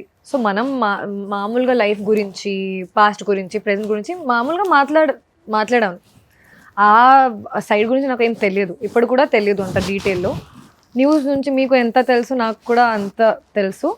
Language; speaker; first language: Telugu; non-native, fluent; Hindi